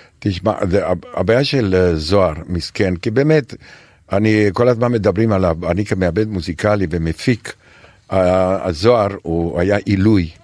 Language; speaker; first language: Hebrew; non-native, fluent; Romanian